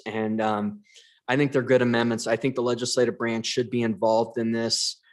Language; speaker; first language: English; native; English